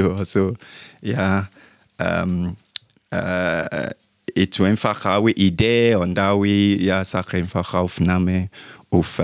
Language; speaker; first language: German; non-native, learner; English